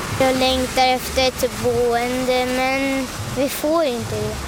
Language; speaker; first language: Swedish; early bilingual, other home language; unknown